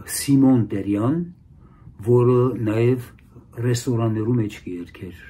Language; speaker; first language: Armenian; early bilingual, heritage; Armenian